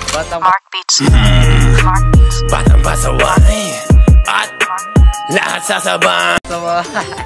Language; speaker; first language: Filipino; native; Filipino